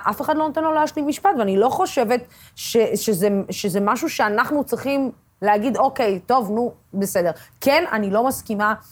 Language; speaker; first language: Hebrew; non-native, local second language; Arabic